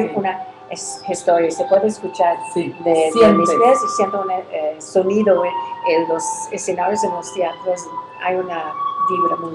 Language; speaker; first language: Spanish; early bilingual, heritage; English